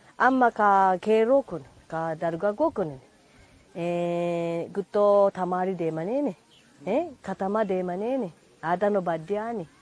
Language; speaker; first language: Oromo; non-native, fluent; Japanese